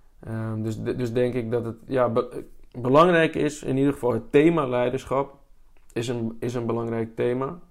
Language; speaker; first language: Dutch; native; Dutch